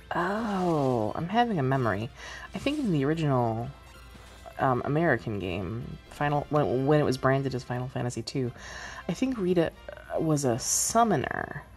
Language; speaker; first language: English; native; English